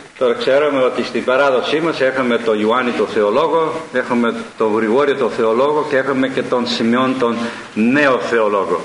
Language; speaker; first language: Greek; early bilingual, heritage; Greek